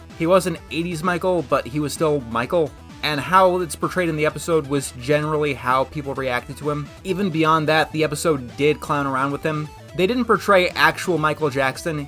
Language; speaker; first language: English; native; English